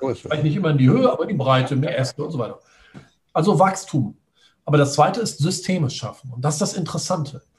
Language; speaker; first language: German; native; German